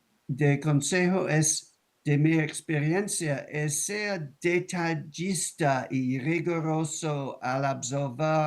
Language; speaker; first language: Spanish; non-native, learner; English